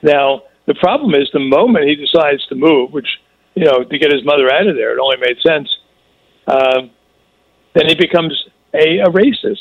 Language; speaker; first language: English; native; English